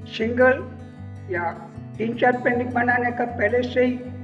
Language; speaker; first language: Hindi; non-native, local second language; Gujarati